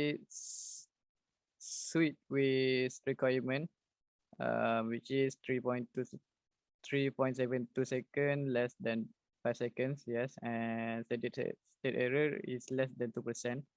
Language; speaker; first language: English; non-native, learner; Malay